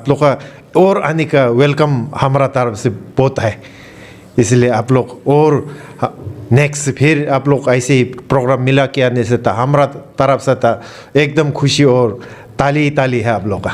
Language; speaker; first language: Hindi; non-native, fluent; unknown